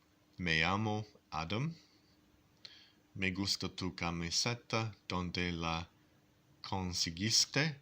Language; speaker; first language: Spanish; non-native, learner; English